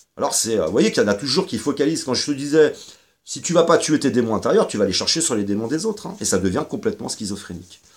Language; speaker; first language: French; native; French